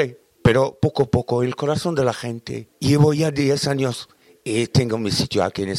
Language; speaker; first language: Spanish; non-native, fluent; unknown